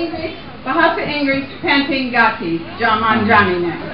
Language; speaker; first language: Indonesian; non-native, learner; English